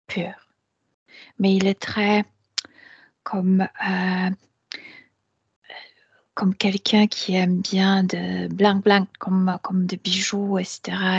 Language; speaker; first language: French; non-native, fluent; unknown